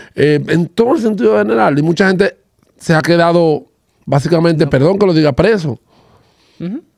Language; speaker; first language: Spanish; native; Spanish